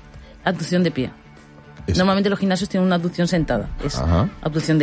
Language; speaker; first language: Spanish; native; Spanish